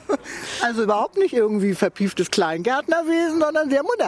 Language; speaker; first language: German; native; German